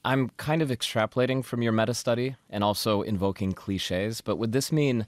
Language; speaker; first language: English; native; English